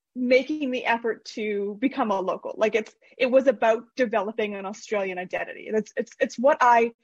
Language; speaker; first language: English; native; English